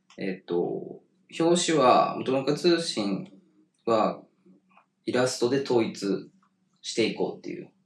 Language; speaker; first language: Japanese; native; Japanese